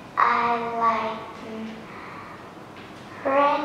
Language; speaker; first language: English; non-native, learner; Vietnamese